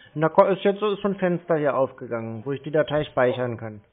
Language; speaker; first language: German; native; German